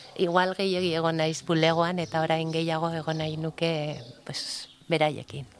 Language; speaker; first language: Basque; non-native, local second language; Spanish